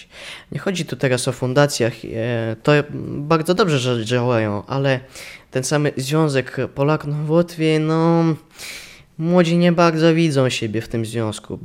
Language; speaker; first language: Polish; non-native, local second language; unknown